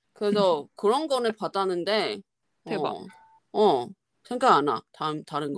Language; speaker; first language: Korean; non-native, fluent; Chinese